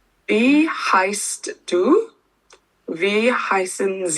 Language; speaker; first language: German; non-native, learner; English